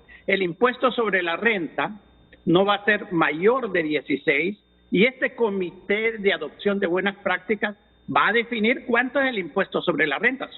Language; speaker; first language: Spanish; native; Spanish